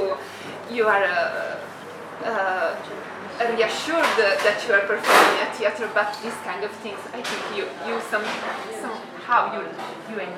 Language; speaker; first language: English; non-native, fluent; Italian